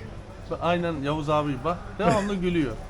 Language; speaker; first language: Turkish; native; Turkish